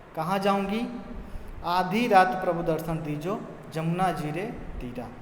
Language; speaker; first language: Hindi; native; Hindi